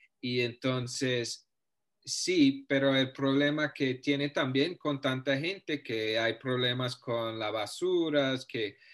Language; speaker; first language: Spanish; non-native, fluent; English